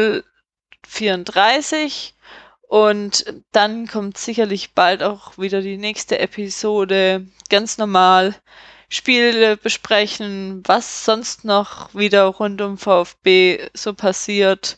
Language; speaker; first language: German; native; German